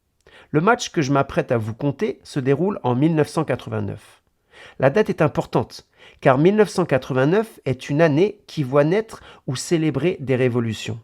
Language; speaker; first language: French; native; French